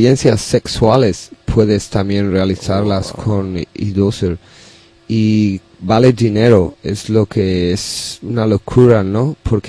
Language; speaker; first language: Spanish; non-native, learner; English